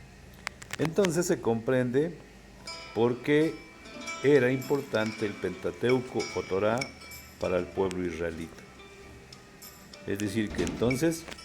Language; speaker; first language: Spanish; native; Spanish